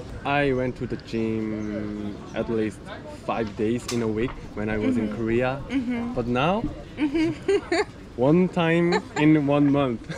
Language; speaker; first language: English; non-native, learner; Korean